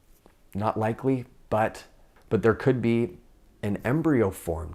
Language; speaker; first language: English; native; English